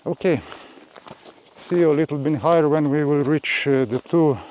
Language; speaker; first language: English; non-native, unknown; Slovenian